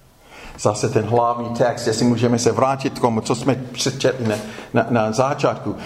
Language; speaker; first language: Czech; non-native, fluent; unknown